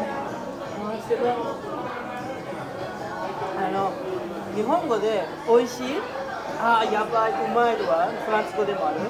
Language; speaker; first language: French; non-native, learner; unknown